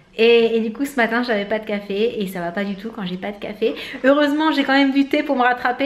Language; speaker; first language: French; native; French